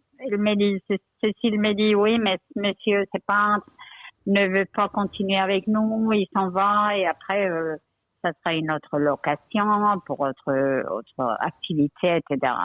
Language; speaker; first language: French; non-native, fluent; Spanish